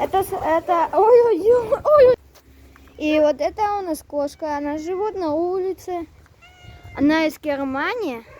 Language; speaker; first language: Russian; early bilingual, heritage; Russian